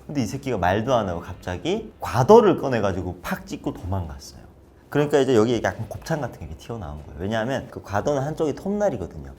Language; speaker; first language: Korean; native; Korean